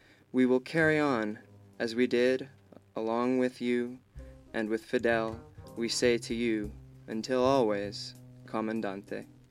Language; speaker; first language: English; native; English